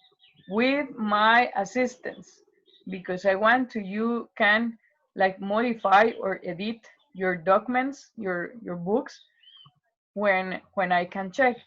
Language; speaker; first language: English; non-native, learner; Spanish